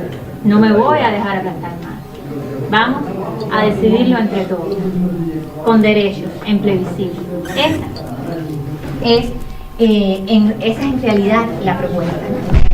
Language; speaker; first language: Spanish; native; Spanish